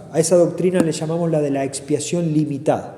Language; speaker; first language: Spanish; native; Spanish